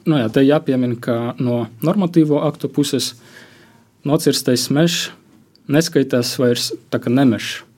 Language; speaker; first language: Latvian; non-native, local second language; Russian